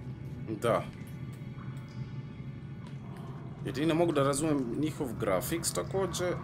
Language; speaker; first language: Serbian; early bilingual, heritage; English